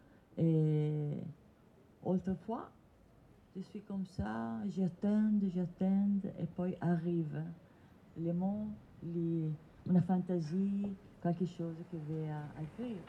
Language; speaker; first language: French; non-native, learner; Italian